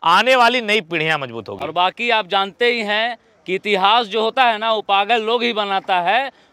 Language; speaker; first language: Hindi; native; Hindi